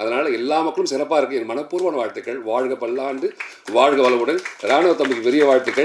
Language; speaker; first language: Tamil; native; Tamil